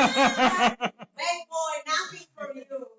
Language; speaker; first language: English; non-native, fluent; Italian